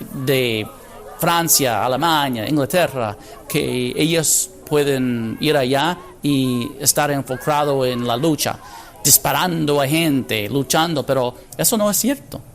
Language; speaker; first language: Spanish; non-native, fluent; English